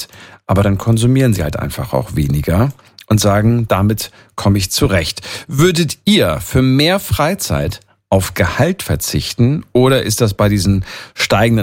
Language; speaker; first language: German; native; German